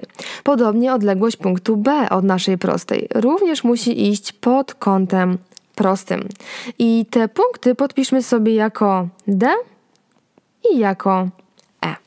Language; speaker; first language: Polish; native; Polish